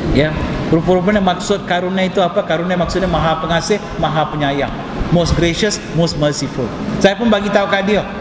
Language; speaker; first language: Malay; non-native, local second language; Tamil